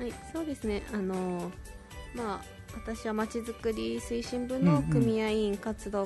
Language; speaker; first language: Japanese; native; Japanese